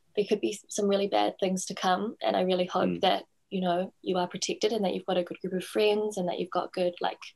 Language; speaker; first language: English; native; English